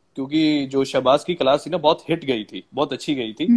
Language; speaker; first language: Hindi; non-native, local second language; Punjabi